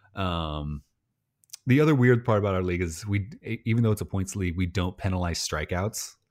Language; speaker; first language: English; native; English